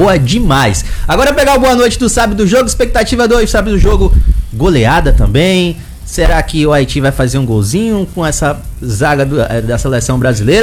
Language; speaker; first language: Portuguese; native; Portuguese